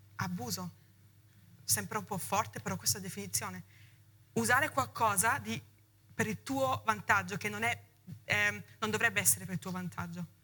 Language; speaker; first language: Italian; early bilingual, heritage; Italian